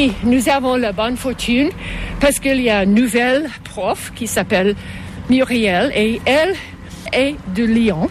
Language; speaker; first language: French; non-native, fluent; English